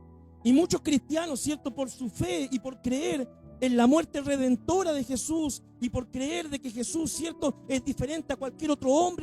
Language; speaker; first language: Spanish; native; Spanish